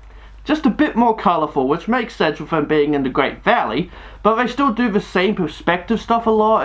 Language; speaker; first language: English; native; English